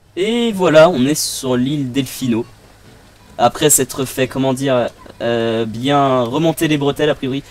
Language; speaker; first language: French; native; French